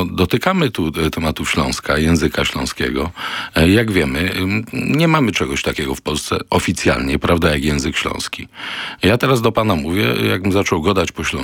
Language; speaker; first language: Polish; non-native, local second language; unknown